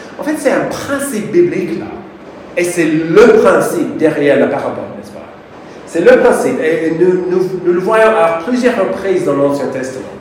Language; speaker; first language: French; non-native, fluent; English